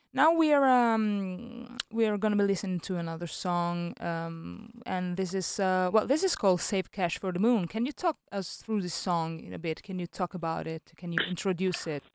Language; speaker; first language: English; non-native, fluent; Italian